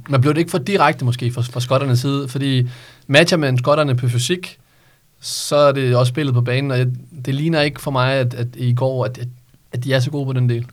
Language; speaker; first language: Danish; native; Danish